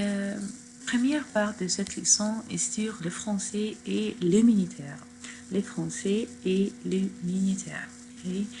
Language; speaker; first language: French; non-native, fluent; Arabic